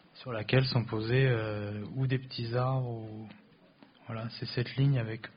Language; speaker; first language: French; native; French